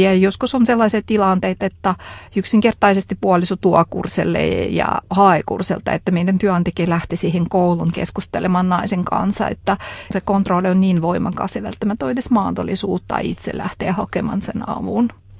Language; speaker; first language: Finnish; non-native, fluent; Russian